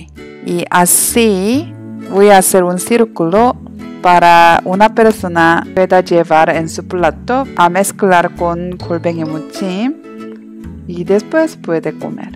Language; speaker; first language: Spanish; non-native, learner; Korean